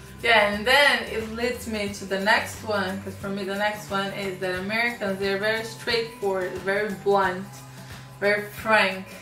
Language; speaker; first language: English; non-native, fluent; Portuguese